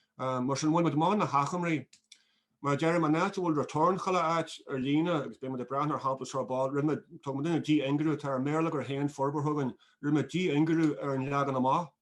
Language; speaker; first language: Irish; native; Irish